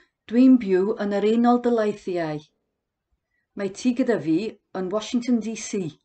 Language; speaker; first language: Welsh; non-native, learner; English